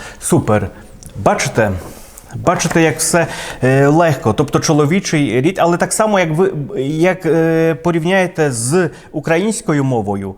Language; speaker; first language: Ukrainian; non-native, fluent; Polish